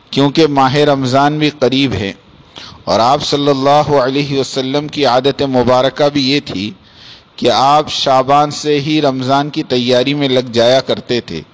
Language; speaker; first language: Urdu; native; Urdu